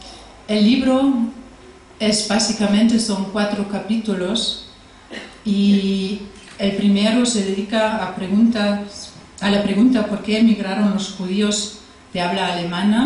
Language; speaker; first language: Spanish; non-native, fluent; German